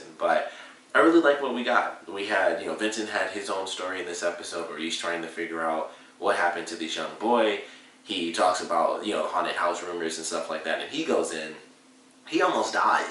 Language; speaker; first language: English; native; English